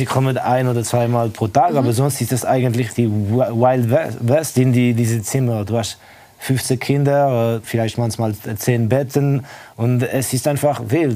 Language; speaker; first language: German; non-native, fluent; Estonian